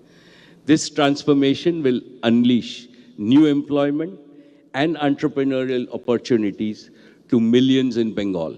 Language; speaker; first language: English; non-native, local second language; Gujarati